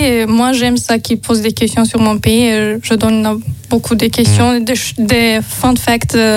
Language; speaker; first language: French; non-native, learner; Azerbaijani